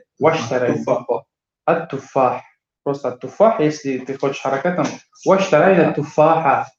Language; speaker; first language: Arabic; non-native, fluent; Tajik